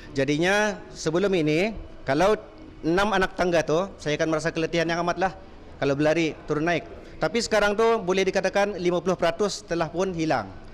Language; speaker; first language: Malay; native; Malay